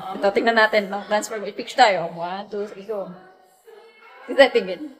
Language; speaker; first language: Filipino; native; Filipino